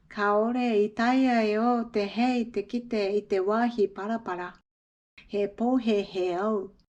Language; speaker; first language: Māori; non-native, fluent; Japanese